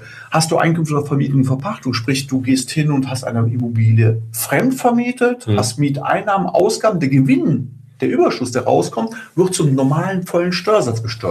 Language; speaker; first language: German; native; German